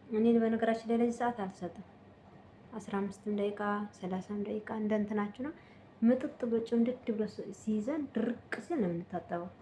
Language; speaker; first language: Amharic; native; Amharic